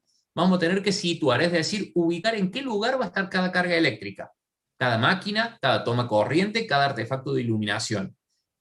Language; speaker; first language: Spanish; native; Spanish